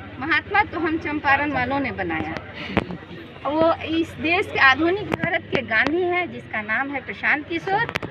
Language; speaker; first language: Hindi; native; Hindi